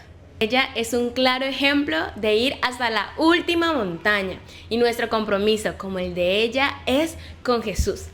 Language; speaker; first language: Spanish; native; Spanish